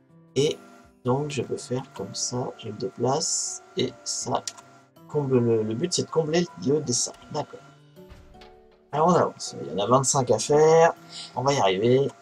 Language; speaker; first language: French; native; French